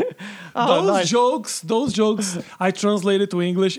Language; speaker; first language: English; non-native, fluent; Portuguese